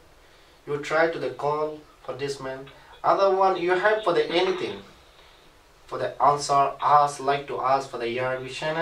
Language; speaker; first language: English; non-native, learner; Rohingya